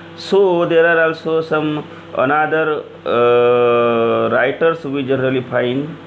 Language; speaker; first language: English; non-native, local second language; Marathi